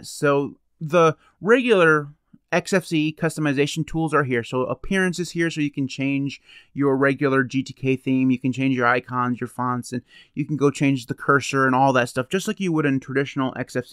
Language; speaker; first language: English; native; English